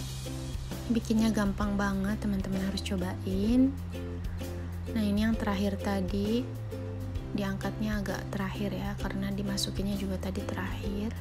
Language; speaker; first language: Indonesian; native; Indonesian